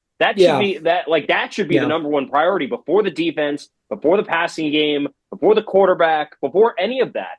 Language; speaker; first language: English; native; English